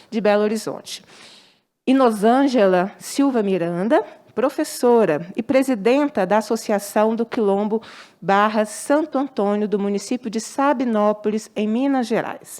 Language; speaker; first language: Portuguese; native; Portuguese